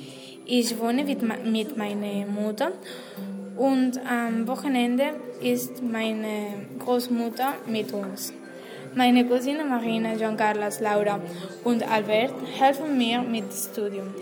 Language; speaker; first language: German; non-native, learner; Spanish